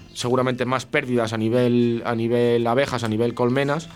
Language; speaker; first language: Spanish; native; Spanish